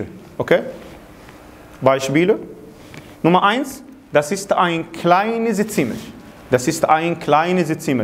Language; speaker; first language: German; non-native, fluent; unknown